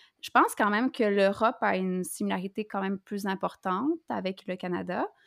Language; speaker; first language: French; native; French